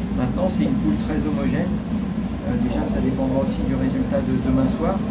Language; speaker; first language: French; native; French